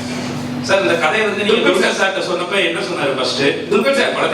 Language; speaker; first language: Tamil; native; Tamil